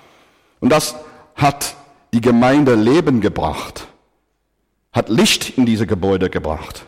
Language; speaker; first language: German; non-native, fluent; English